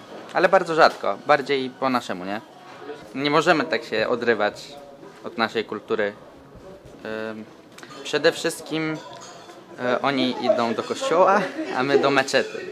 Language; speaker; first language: Polish; early bilingual, other home language; Turkish